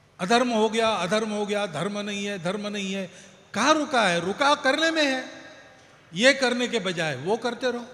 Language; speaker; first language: Hindi; non-native, local second language; Marathi